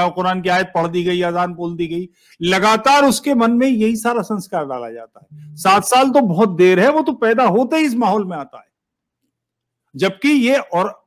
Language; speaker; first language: Hindi; native; Hindi